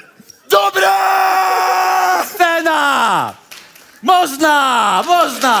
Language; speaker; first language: Polish; native; Polish